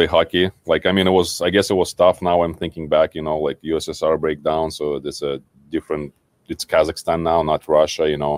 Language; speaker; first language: English; non-native, fluent; Kazakh